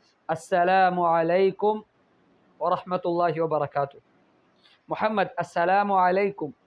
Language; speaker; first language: Arabic; non-native, fluent; Urdu